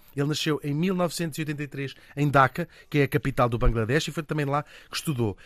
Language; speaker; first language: Portuguese; native; Portuguese